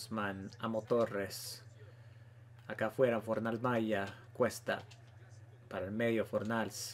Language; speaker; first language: Spanish; early bilingual, heritage; Spanish